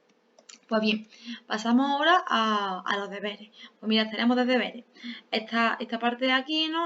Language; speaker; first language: Spanish; native; Spanish